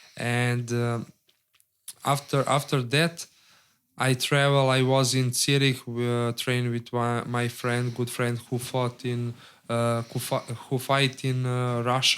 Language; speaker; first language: English; non-native, learner; Serbian